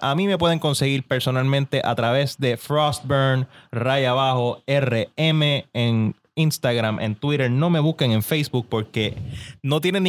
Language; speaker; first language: Spanish; native; Spanish